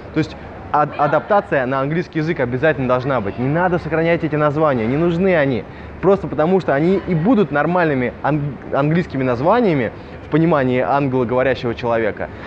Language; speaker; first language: Russian; native; Russian